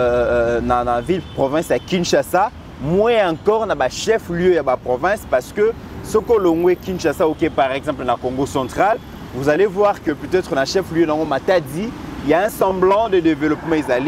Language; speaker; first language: French; non-native, local second language; Lingala